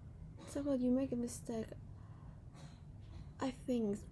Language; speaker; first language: English; non-native, learner; Vietnamese